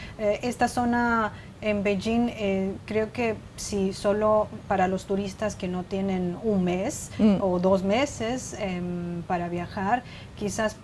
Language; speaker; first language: Spanish; non-native, fluent; Chinese